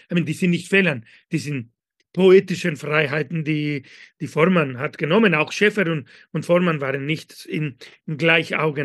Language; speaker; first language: German; non-native, fluent; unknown